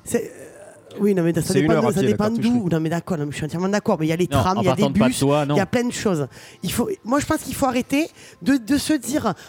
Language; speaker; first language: French; native; French